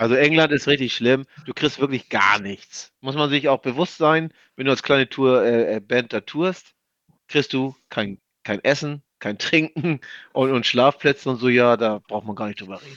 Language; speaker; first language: German; native; German